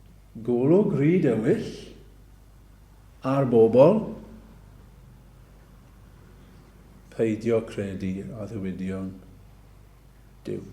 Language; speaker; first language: Welsh; native; Welsh